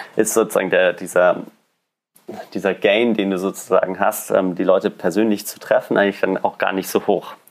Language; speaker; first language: German; native; German